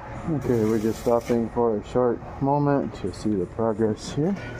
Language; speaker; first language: English; native; English